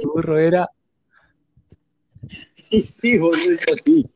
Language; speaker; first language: Spanish; native; Spanish